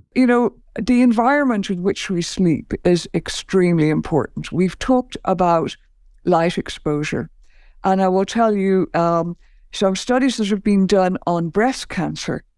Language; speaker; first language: English; native; English